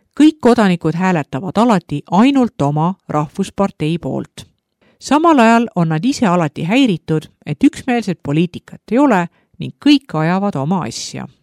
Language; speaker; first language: Estonian; native; Estonian